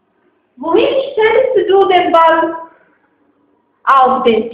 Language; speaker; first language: German; non-native, fluent; Arabic